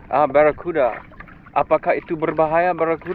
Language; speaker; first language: Indonesian; non-native, learner; English